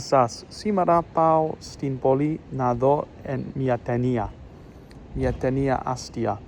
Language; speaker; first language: Greek; non-native, learner; English